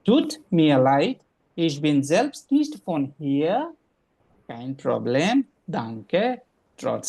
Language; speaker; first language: German; non-native, fluent; Telugu